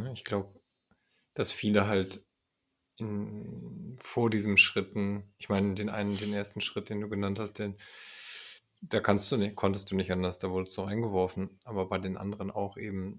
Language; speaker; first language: German; native; German